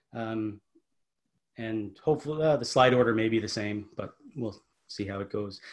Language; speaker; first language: English; native; English